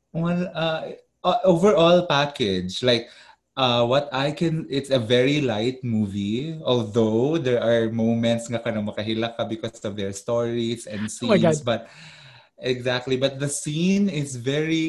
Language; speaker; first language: English; non-native, local second language; Cebuano